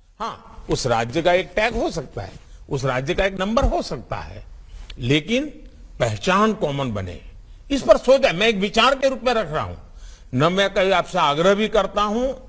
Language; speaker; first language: Hindi; non-native, local second language; Gujarati